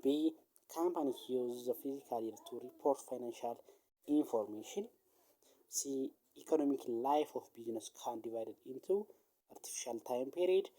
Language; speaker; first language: English; non-native, local second language; Amharic